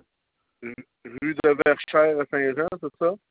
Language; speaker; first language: French; native; French